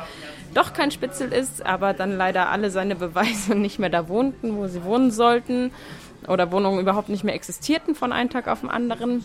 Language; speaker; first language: German; native; German